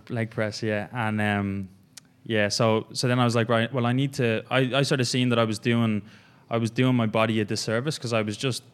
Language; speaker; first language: English; native; English